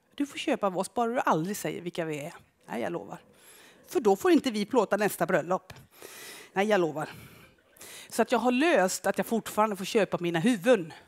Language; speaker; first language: Swedish; native; Swedish